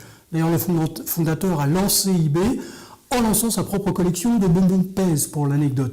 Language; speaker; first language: French; native; French